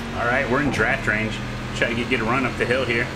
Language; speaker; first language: English; native; English